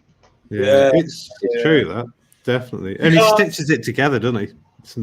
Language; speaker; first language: English; native; English